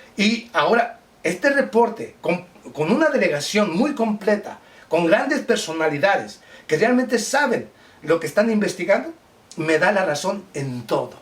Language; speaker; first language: Spanish; native; Spanish